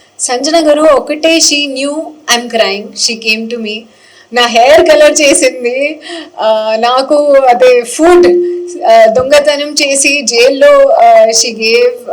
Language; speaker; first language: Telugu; non-native, learner; Hindi